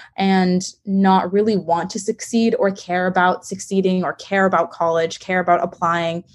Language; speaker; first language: English; native; English